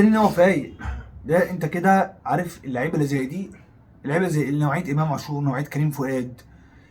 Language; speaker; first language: Arabic; native; Arabic